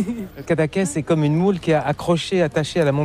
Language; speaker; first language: French; native; French